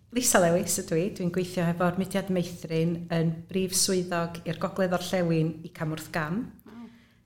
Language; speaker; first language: Welsh; native; Welsh